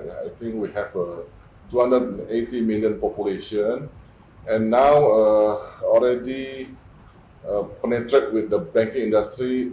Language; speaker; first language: English; non-native, fluent; Indonesian